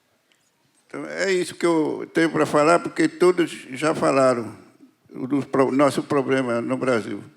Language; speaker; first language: Portuguese; non-native, local second language; Kayapó